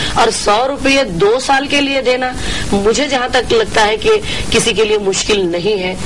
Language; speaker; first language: Urdu; native; Urdu